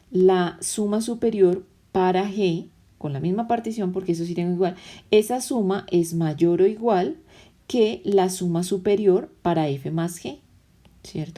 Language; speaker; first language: Spanish; native; Spanish